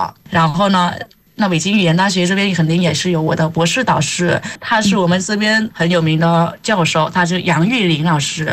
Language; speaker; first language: Chinese; non-native, fluent; Vietnamese